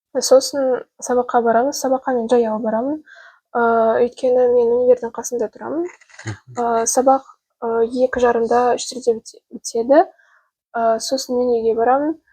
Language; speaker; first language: Kazakh; non-native, local second language; Russian